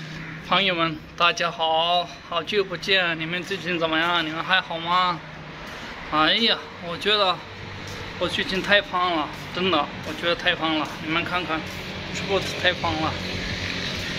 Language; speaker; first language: Chinese; non-native, fluent; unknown